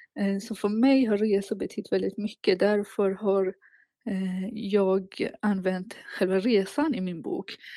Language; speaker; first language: Swedish; non-native, fluent; Persian